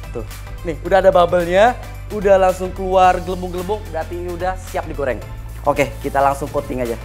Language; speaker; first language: Indonesian; native; Indonesian